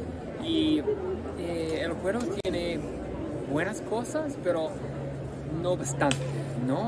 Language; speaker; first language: Spanish; non-native, learner; English